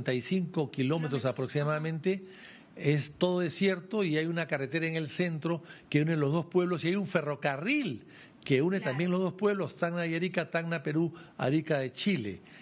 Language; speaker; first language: Spanish; native; Spanish